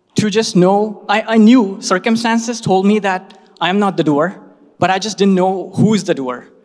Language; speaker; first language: English; non-native, local second language; Hindi